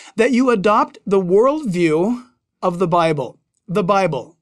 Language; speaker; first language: English; native; English